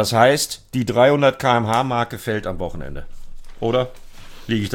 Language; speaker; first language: German; native; German